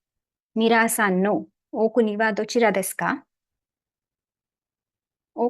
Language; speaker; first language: Japanese; non-native, learner; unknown